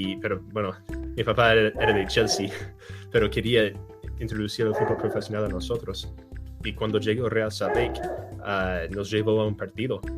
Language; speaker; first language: Spanish; non-native, fluent; English